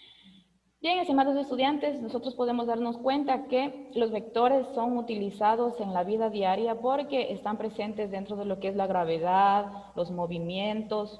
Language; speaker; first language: Spanish; native; Spanish